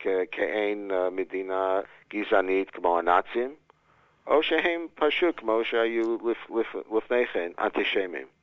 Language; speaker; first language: Hebrew; non-native, fluent; English